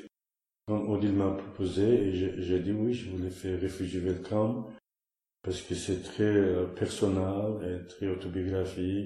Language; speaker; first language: French; non-native, learner; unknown